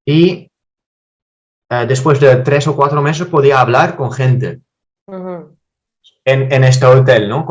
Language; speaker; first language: Spanish; non-native, fluent; Dutch